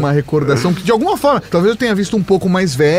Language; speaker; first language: Portuguese; native; Portuguese